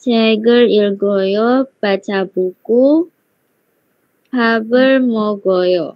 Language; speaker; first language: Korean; non-native, learner; Indonesian